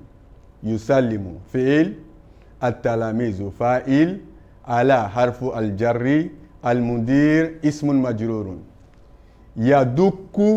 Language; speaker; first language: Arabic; non-native, fluent; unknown